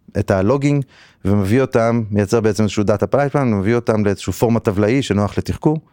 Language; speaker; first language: Hebrew; native; Hebrew